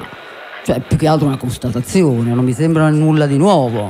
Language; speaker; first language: Italian; native; Italian